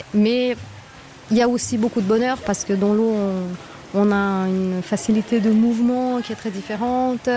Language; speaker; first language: French; non-native, fluent; Portuguese